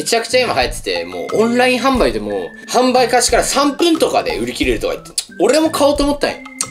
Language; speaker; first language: Japanese; native; Japanese